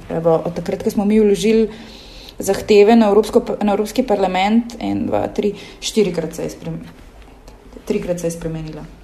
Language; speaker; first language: Slovenian; native; Slovenian